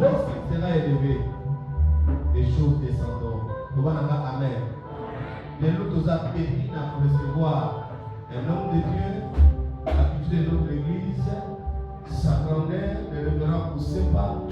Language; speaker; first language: French; non-native, local second language; Lingala